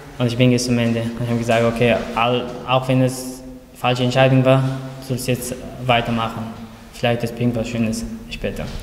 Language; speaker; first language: German; non-native, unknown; Persian